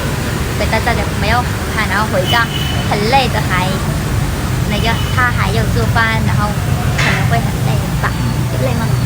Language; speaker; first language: Chinese; non-native, learner; Vietnamese